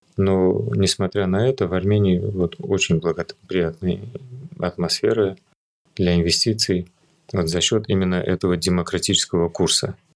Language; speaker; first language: Russian; early bilingual, other home language; Armenian